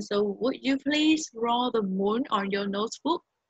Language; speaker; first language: English; non-native, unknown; Vietnamese